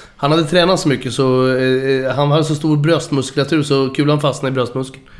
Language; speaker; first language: Swedish; native; Swedish